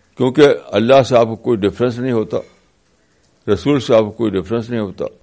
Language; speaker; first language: Urdu; native; Urdu